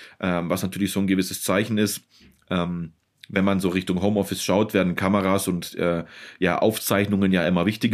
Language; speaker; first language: German; native; German